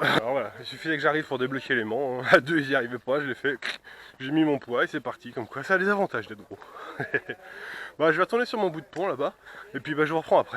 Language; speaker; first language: French; native; French